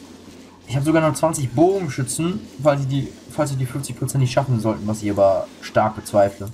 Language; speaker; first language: German; native; German